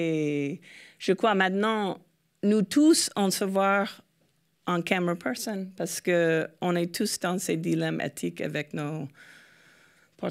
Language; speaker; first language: French; non-native, fluent; English